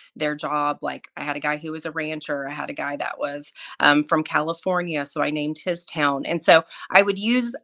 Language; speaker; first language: English; native; English